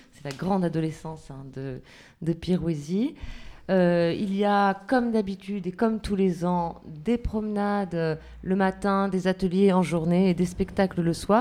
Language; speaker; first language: French; native; French